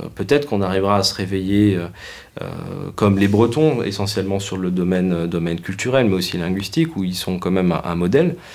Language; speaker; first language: French; native; French